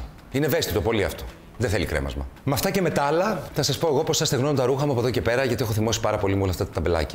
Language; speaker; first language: Greek; native; Greek